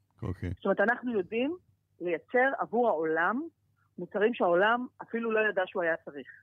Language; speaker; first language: Hebrew; native; Hebrew